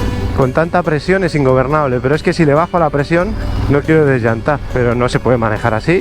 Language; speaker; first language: Spanish; native; Spanish